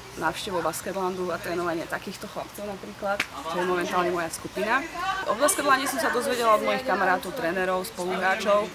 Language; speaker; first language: Slovak; non-native, fluent; Dutch